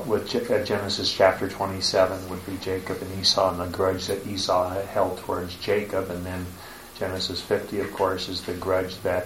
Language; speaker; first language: English; native; English